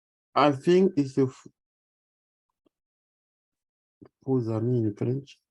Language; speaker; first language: English; non-native, learner; French